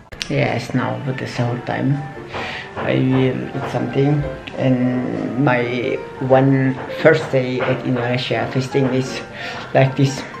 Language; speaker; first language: English; non-native, learner; Turkish